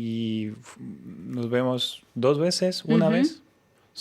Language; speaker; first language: Spanish; non-native, fluent; French